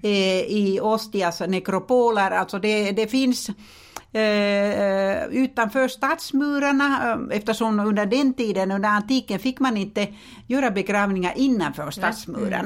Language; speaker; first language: Swedish; non-native, fluent; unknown